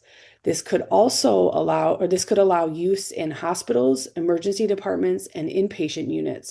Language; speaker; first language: English; native; English